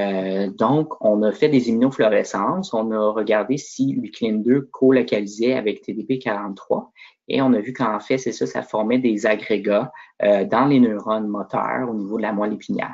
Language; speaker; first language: French; native; French